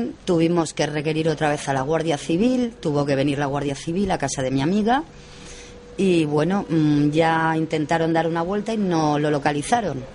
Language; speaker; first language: Spanish; native; Spanish